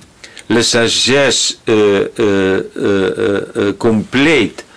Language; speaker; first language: French; non-native, learner; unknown